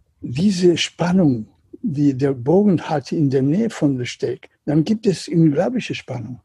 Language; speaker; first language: German; non-native, learner; Catalan